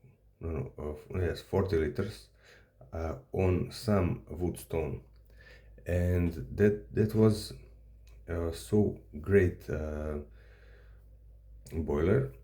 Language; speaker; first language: English; non-native, learner; Serbian